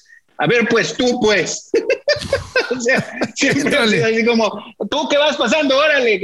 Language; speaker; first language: Spanish; native; Spanish